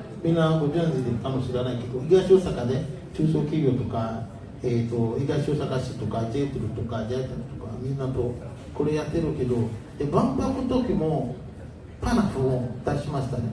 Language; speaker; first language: Japanese; non-native, learner; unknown